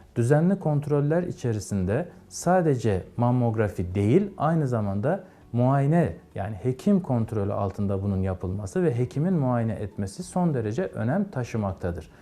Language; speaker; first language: Turkish; native; Turkish